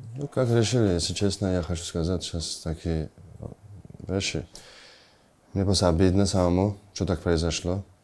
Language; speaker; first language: Russian; non-native, learner; Georgian